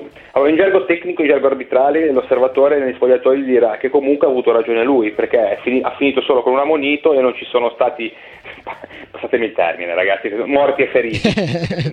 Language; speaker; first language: Italian; native; Italian